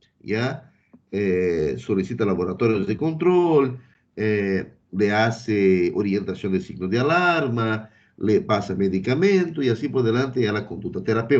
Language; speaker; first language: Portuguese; non-native, fluent; Spanish